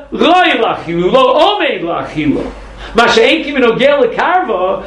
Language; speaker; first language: Hebrew; non-native, fluent; English